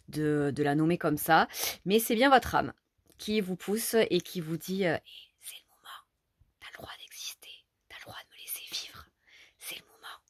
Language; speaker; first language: French; native; French